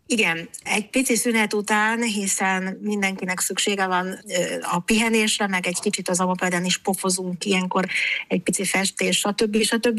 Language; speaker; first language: Hungarian; native; Hungarian